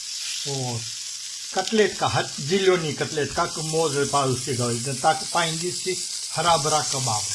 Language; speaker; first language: Russian; non-native, learner; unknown